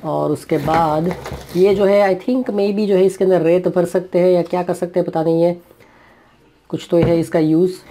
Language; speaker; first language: Hindi; non-native, local second language; Gujarati